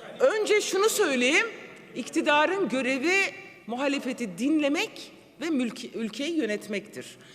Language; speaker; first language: Turkish; non-native, local second language; Kurdish